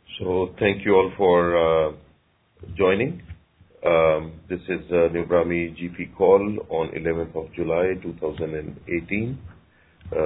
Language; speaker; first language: English; non-native, local second language; Urdu